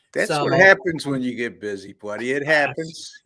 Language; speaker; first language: English; native; English